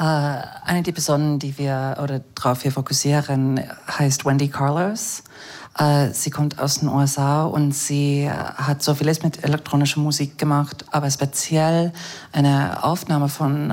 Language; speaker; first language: German; non-native, fluent; English